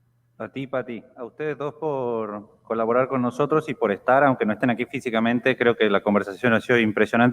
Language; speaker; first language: Spanish; native; Spanish